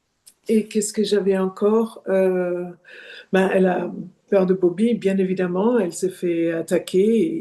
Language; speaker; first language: French; non-native, fluent; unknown